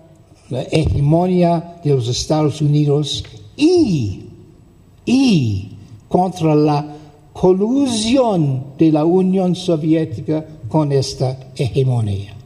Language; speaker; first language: Spanish; non-native, fluent; English